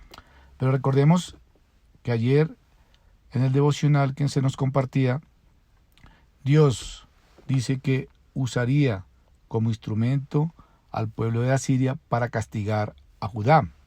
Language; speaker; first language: Spanish; native; Spanish